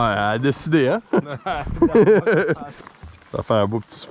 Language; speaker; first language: French; native; French